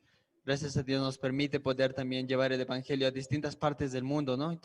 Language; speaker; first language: Spanish; native; Spanish